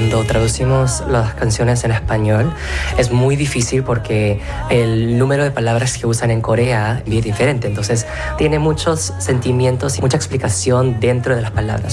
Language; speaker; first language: Spanish; non-native, fluent; Korean